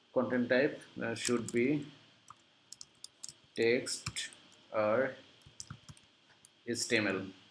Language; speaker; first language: English; non-native, local second language; Bangla